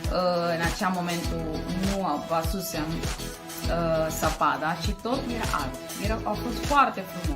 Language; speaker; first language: Romanian; non-native, fluent; Spanish